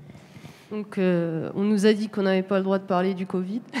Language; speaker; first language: French; native; French